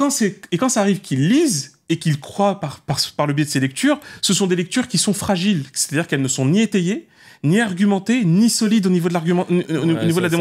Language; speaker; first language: French; native; French